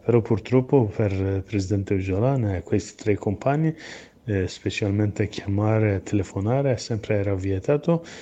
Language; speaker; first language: Italian; non-native, learner; Kurdish